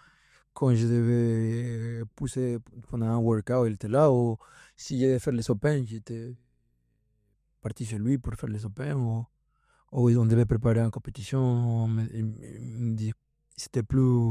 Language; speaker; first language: French; non-native, fluent; Spanish